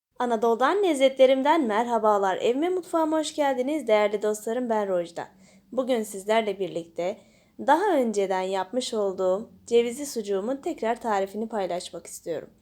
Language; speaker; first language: Turkish; native; Turkish